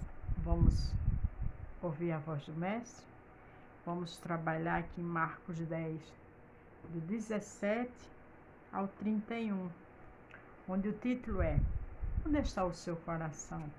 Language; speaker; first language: Portuguese; native; Portuguese